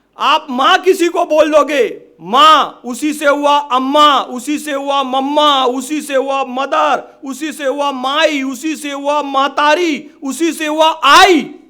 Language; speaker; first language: Hindi; native; Hindi